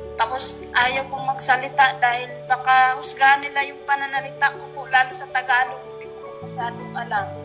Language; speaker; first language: Filipino; non-native, local second language; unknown